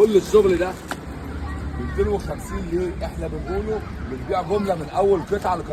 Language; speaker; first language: Arabic; native; Arabic